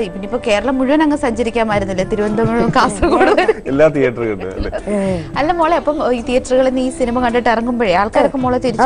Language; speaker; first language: Malayalam; native; Malayalam